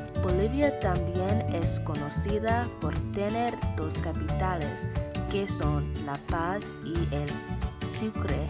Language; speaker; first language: Spanish; non-native, learner; English